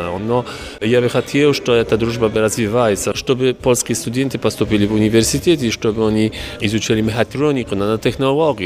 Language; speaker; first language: Russian; non-native, fluent; Polish